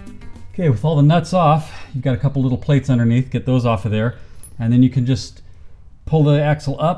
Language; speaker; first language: English; native; English